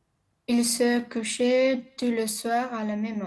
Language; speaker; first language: French; non-native, learner; Romanian